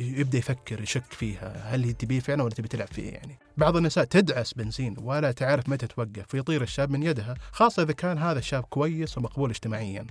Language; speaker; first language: Arabic; native; Arabic